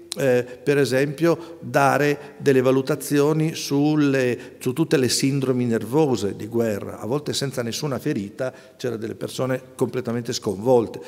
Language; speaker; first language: Italian; native; Italian